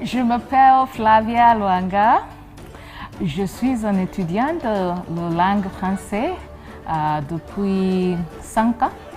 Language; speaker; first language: French; non-native, learner; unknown